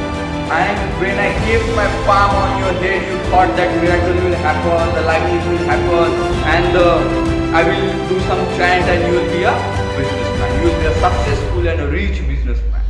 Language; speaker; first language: English; non-native, local second language; Marathi